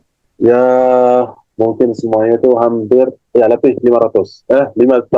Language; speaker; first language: Indonesian; non-native, fluent; Arabic